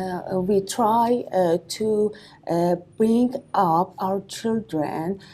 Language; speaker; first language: English; non-native, learner; Persian